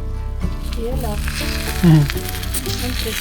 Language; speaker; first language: English; non-native, local second language; Filipino